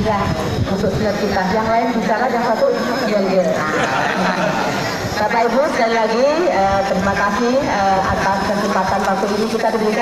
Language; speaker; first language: Indonesian; native; Indonesian